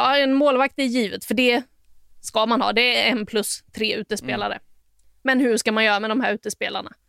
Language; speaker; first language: Swedish; native; Swedish